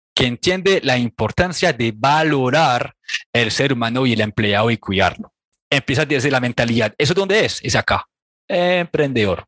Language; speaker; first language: Spanish; non-native, fluent; French